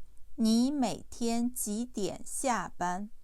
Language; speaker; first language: Chinese; non-native, fluent; Urdu